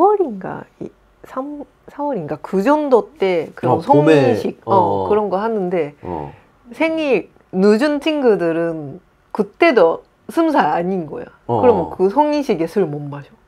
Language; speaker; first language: Korean; non-native, fluent; Japanese